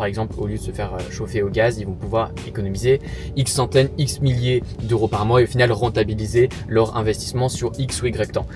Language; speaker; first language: French; native; French